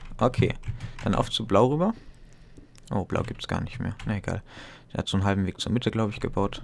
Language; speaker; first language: German; native; German